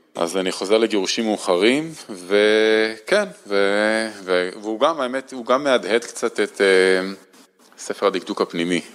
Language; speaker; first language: Hebrew; native; Hebrew